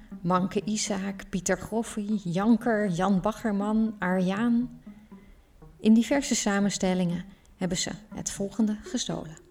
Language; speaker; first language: Dutch; native; Dutch